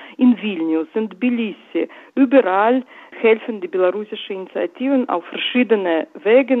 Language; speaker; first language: German; non-native, fluent; Russian